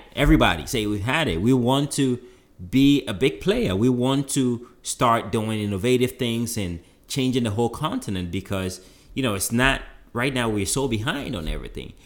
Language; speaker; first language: English; non-native, local second language; Akan